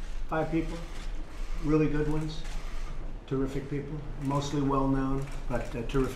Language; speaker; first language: English; native; English